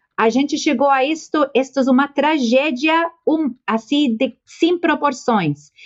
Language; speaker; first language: Portuguese; non-native, fluent; Spanish